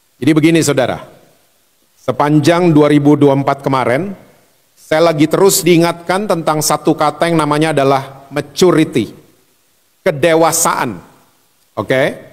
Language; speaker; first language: Indonesian; native; Indonesian